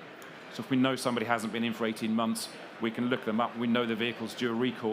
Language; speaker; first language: English; native; English